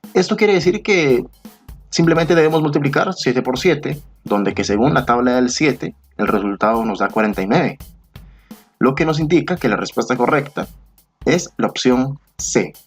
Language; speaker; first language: Spanish; native; Spanish